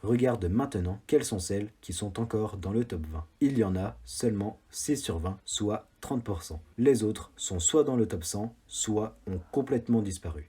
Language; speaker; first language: French; native; French